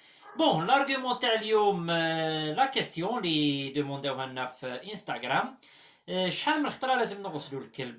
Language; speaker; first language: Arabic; native; Arabic